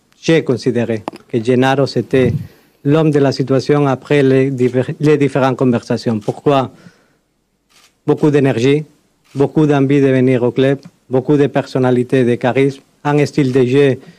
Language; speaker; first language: French; non-native, fluent; Spanish